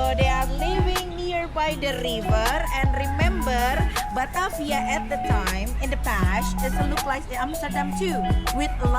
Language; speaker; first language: English; non-native, learner; Indonesian